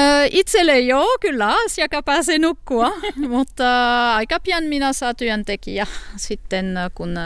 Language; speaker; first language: Finnish; non-native, learner; French